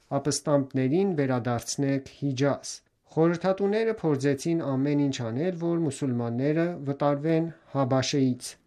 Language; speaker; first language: Armenian; native; Armenian